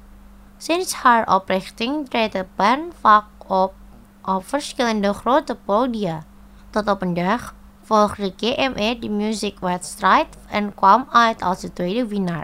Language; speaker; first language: Dutch; non-native, fluent; Indonesian